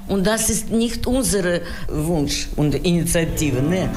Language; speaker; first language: German; non-native, learner; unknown